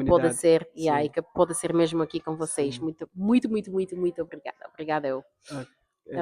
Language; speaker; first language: Portuguese; non-native, fluent; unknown